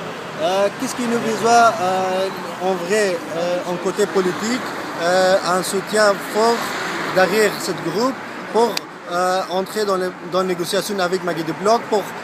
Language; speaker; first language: French; non-native, learner; Persian